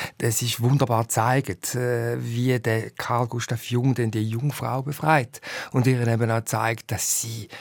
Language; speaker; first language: German; native; German